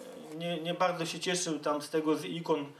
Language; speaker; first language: Polish; non-native, fluent; Ukrainian